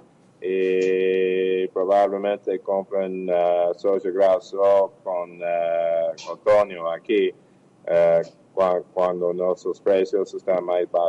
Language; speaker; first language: Portuguese; non-native, learner; English